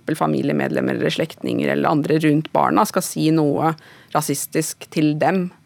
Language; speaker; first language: Norwegian; native; Norwegian